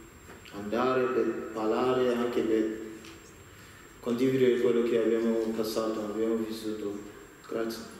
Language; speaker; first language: Italian; non-native, learner; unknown